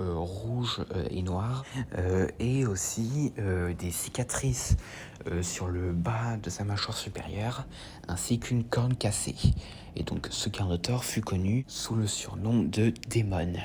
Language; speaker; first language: French; native; French